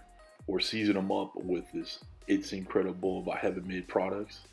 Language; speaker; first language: English; native; English